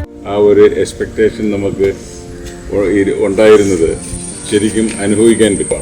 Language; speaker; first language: Malayalam; native; Malayalam